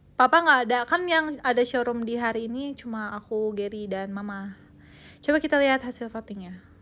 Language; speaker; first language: Indonesian; native; Indonesian